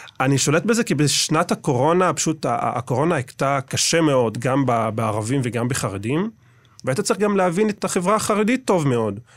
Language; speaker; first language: Hebrew; non-native, local second language; Arabic